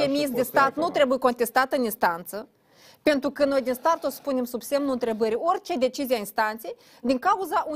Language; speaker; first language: Romanian; native; Romanian